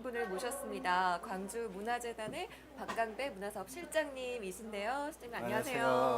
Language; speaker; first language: Korean; native; Korean